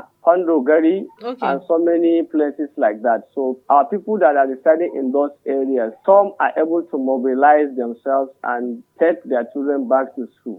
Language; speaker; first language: English; non-native, local second language; Hausa